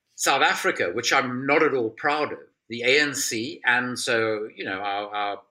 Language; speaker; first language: English; native; English